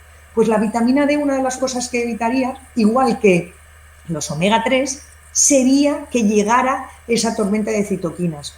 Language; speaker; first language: Spanish; native; Spanish